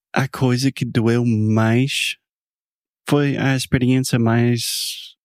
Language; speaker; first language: Portuguese; non-native, fluent; English